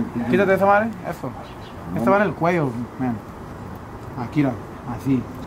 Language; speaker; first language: Spanish; early bilingual, heritage; Spanish